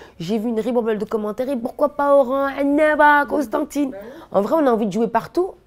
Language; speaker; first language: French; native; French